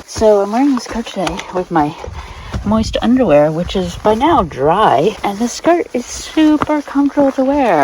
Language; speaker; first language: English; native; English